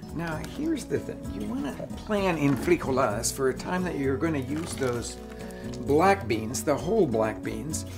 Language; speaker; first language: English; native; English